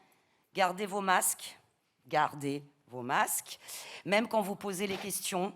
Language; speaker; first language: French; native; French